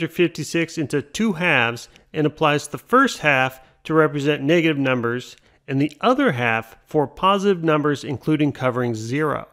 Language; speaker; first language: English; native; English